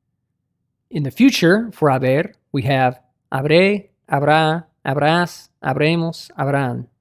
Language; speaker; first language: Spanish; non-native, learner; English